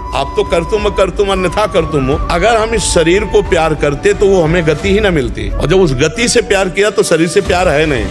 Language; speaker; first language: Hindi; native; Hindi